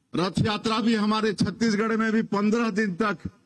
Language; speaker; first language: Hindi; native; Hindi